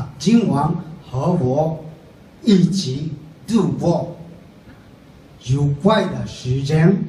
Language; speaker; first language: Chinese; non-native, learner; Japanese